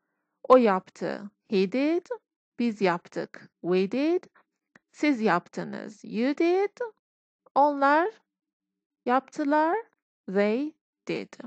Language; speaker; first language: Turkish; non-native, fluent; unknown